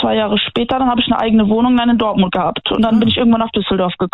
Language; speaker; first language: German; native; German